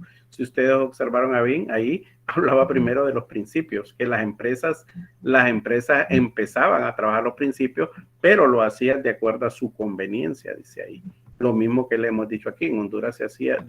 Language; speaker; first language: Spanish; native; Spanish